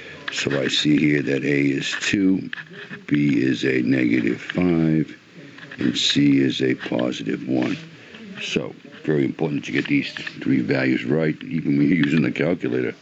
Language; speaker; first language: English; native; English